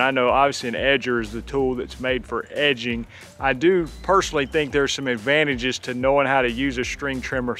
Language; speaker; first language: English; native; English